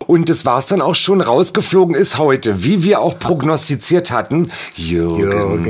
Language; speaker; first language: German; native; German